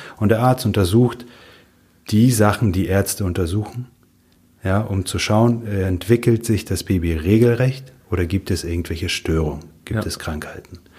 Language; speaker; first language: German; early bilingual, other home language; Russian